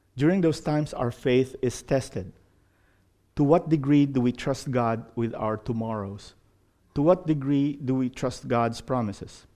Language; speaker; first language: English; non-native, local second language; Filipino